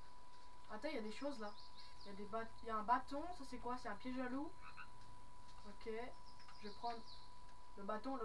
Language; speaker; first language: French; native; French